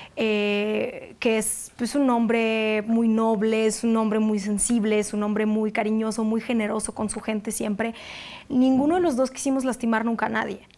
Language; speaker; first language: Spanish; non-native, fluent; Russian